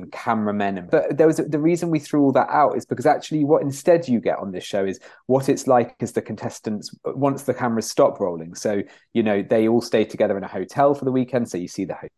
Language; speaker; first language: English; native; English